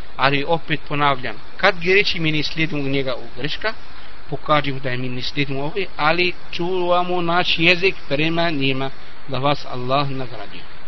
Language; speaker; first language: Bosnian; non-native, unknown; Arabic